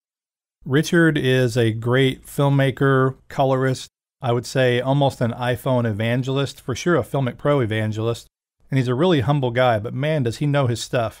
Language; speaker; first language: English; native; English